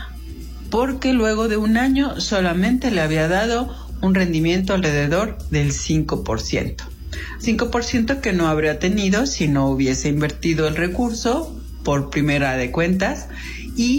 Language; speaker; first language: Spanish; native; Spanish